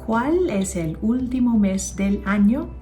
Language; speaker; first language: Spanish; non-native, fluent; Filipino